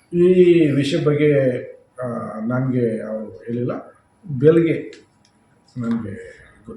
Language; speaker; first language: Kannada; non-native, fluent; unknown